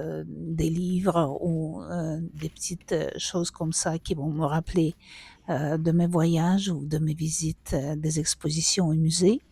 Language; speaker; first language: French; non-native, fluent; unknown